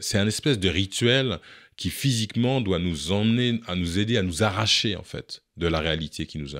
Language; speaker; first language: French; native; French